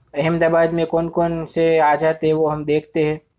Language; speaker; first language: Hindi; non-native, local second language; Gujarati